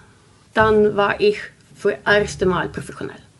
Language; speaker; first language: German; non-native, learner; Swedish